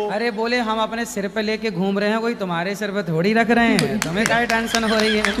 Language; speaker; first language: Hindi; native; Hindi